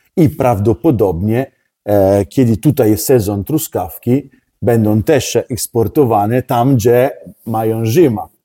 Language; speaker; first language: Polish; non-native, learner; Italian